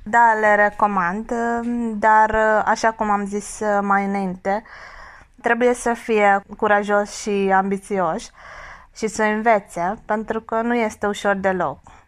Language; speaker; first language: Romanian; non-native, fluent; Hungarian